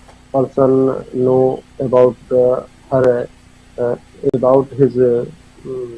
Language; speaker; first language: English; non-native, learner; Hindi